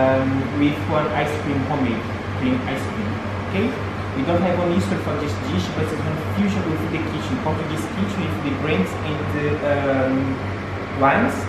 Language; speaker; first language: English; non-native, learner; Portuguese